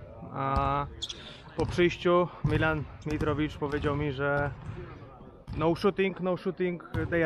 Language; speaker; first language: Polish; native; Polish